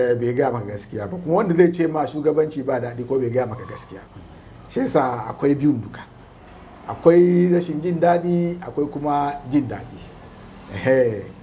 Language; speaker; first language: Hausa; non-native, local second language; Fula